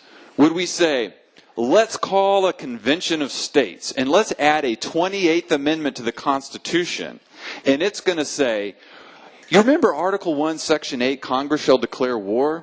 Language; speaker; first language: English; native; English